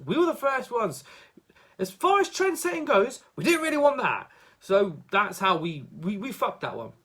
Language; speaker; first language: English; native; English